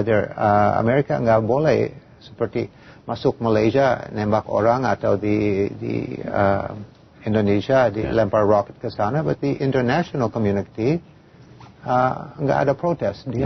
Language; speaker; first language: Indonesian; non-native, fluent; English